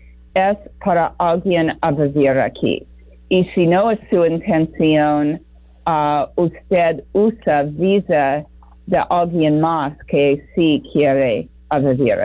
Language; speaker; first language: Spanish; non-native, fluent; English